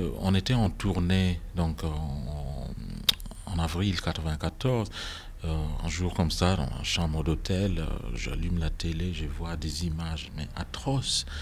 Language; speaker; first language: French; non-native, fluent; Acoli